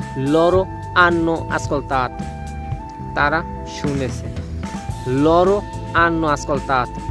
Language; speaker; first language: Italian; non-native, fluent; Bangla